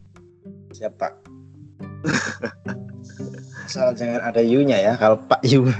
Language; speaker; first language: Indonesian; native; Indonesian